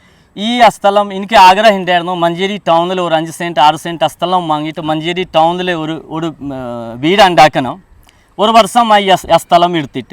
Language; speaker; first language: Malayalam; non-native, local second language; Hindi